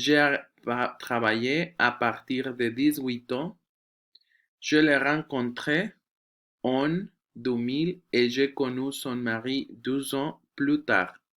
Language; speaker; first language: French; non-native, fluent; Spanish